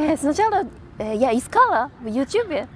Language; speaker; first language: Russian; non-native, learner; Japanese